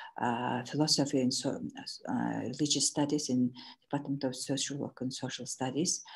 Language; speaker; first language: English; non-native, learner; Mongolian